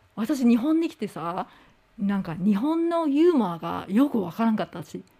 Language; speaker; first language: Japanese; non-native, fluent; English